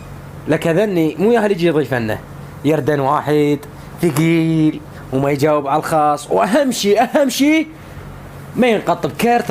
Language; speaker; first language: Arabic; native; Arabic